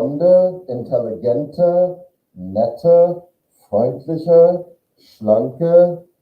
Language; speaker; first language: German; non-native, fluent; English